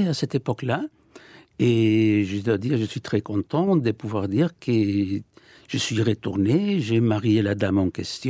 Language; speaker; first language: French; non-native, fluent; Spanish